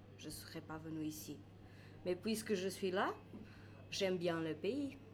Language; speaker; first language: French; non-native, learner; Portuguese